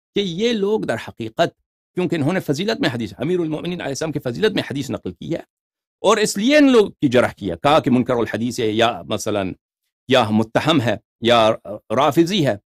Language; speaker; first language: Urdu; native; Urdu